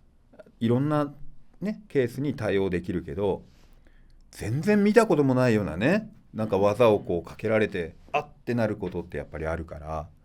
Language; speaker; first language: Japanese; native; Japanese